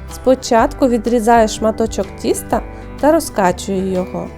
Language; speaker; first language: Ukrainian; native; Ukrainian